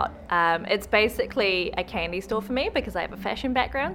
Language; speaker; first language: English; native; English